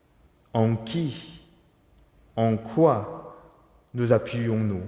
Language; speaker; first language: French; non-native, fluent; Korean